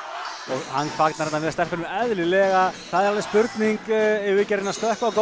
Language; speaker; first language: Icelandic; native; Icelandic